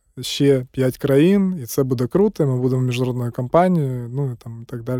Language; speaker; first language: Ukrainian; non-native, local second language; Russian